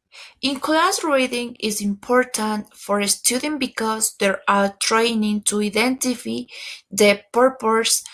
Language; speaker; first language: English; non-native, learner; Spanish